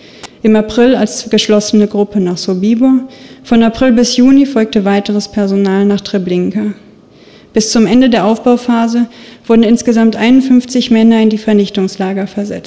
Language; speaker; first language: German; native; German